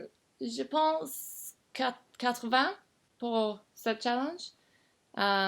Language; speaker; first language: French; non-native, learner; English